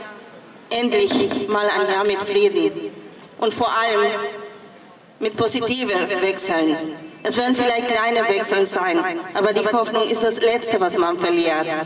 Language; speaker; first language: German; non-native, fluent; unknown